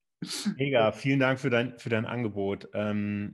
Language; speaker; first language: German; native; German